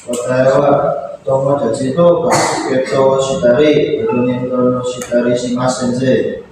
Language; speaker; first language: Japanese; non-native, learner; Indonesian